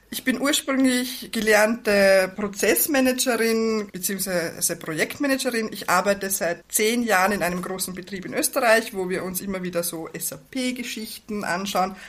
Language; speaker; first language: German; native; German